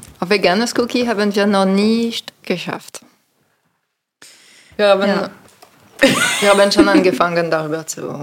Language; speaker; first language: German; non-native, learner; French